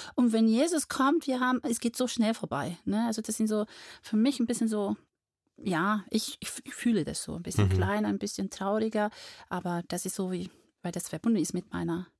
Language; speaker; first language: German; non-native, fluent; Portuguese